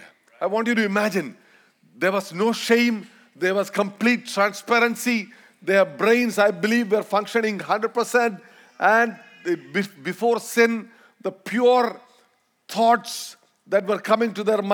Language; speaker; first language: English; non-native, local second language; Malayalam